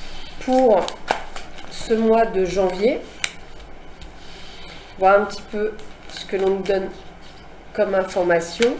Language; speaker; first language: French; native; French